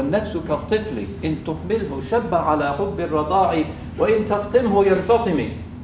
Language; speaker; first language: English; native; English